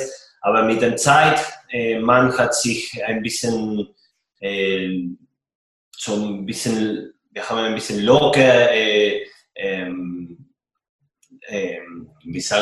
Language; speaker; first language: German; non-native, fluent; Spanish